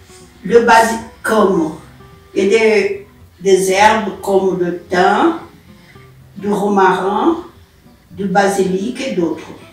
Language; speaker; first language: French; non-native, learner; Portuguese